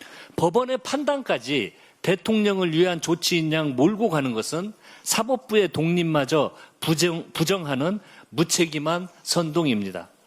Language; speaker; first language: Korean; native; Korean